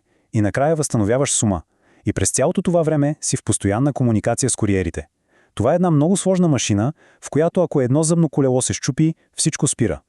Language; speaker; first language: Bulgarian; native; Bulgarian